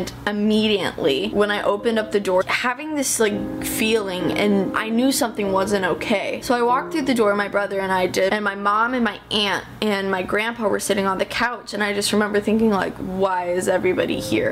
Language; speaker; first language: English; native; English